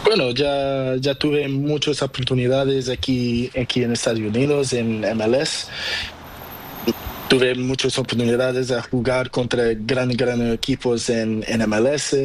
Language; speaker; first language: Spanish; non-native, learner; Portuguese